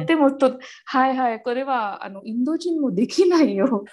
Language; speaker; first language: Japanese; non-native, learner; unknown